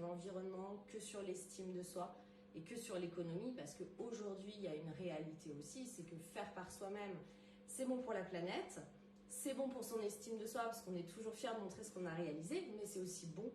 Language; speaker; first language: French; native; French